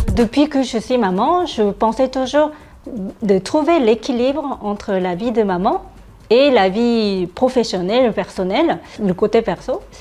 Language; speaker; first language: French; non-native, fluent; Korean